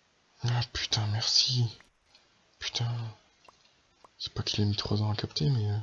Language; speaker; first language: French; native; French